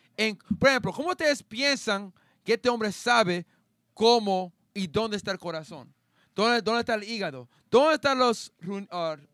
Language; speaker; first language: Spanish; early bilingual, heritage; Spanish